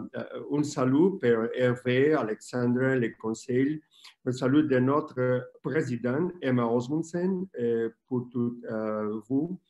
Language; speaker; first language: French; non-native, learner; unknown